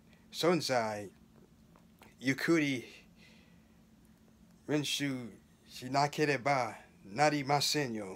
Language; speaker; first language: Japanese; non-native, learner; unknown